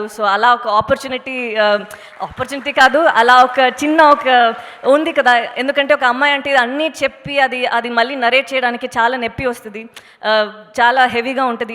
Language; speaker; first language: Telugu; non-native, local second language; Tamil